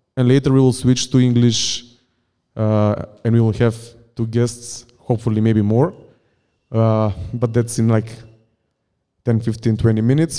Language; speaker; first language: English; non-native, fluent; Macedonian